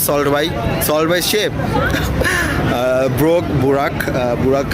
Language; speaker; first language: English; non-native, local second language; Bangla